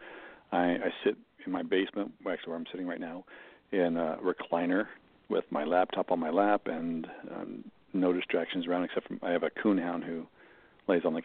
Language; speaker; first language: English; native; English